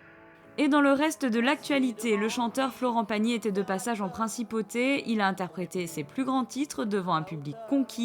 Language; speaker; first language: French; native; French